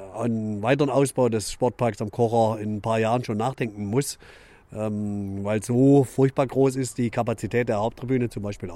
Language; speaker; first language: German; native; German